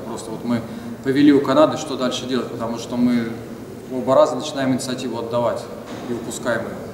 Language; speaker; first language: Russian; native; Russian